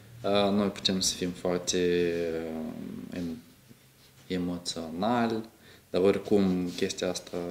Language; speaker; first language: Romanian; non-native, local second language; Russian